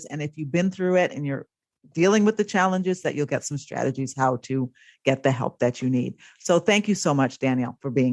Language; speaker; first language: English; native; English